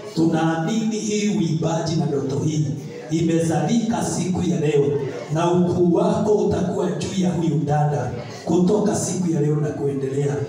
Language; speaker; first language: Swahili; non-native, local second language; Kikuyu